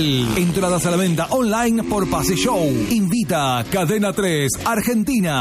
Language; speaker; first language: Spanish; native; Spanish